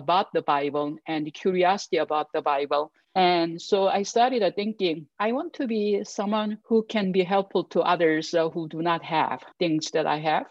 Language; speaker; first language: English; non-native, fluent; Korean